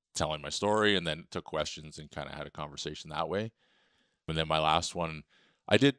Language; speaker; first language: English; native; English